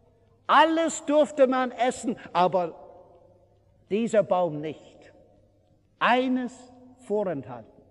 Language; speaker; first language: German; non-native, fluent; English